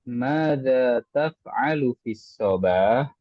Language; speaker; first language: Arabic; non-native, local second language; Indonesian